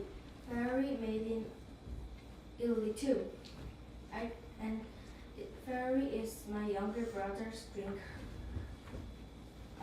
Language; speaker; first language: English; non-native, learner; Korean